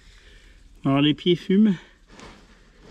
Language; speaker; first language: French; native; French